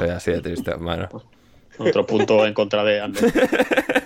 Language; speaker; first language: Spanish; native; Spanish